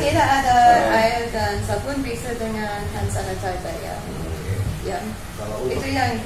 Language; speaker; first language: Indonesian; non-native, fluent; English